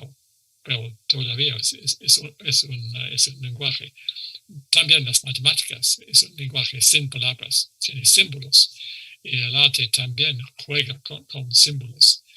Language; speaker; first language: Spanish; non-native, fluent; English